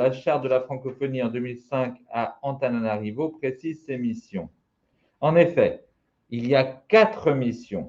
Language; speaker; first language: French; native; French